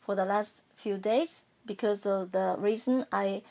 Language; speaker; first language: English; non-native, fluent; Japanese